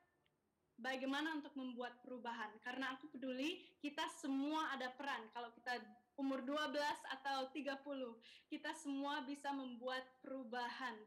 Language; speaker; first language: Indonesian; non-native, local second language; English